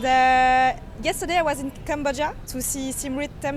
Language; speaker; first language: English; early bilingual, heritage; French